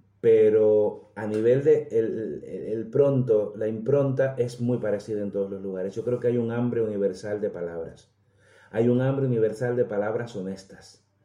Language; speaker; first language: Spanish; native; Spanish